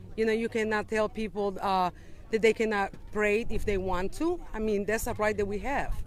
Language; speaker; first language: English; non-native, fluent; Spanish